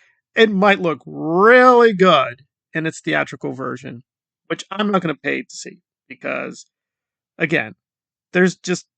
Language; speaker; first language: English; native; English